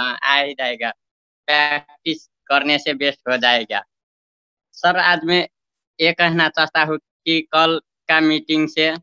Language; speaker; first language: Hindi; non-native, learner; Nepali